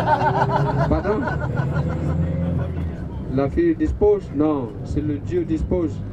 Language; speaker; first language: French; non-native, learner; Balinese